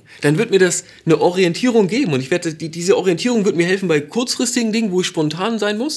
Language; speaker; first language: German; native; German